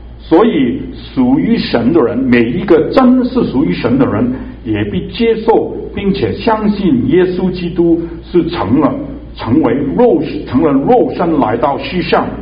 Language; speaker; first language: Chinese; non-native, local second language; Cantonese